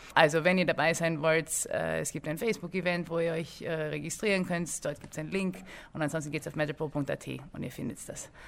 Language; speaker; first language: German; early bilingual, other home language; English